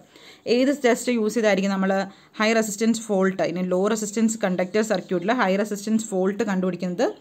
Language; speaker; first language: English; non-native, local second language; Malayalam